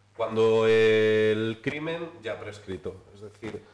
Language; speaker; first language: Spanish; native; Spanish